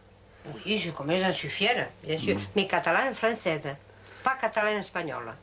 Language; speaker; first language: French; native; French